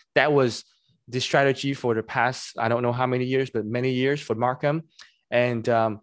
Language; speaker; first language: English; non-native, local second language; Cantonese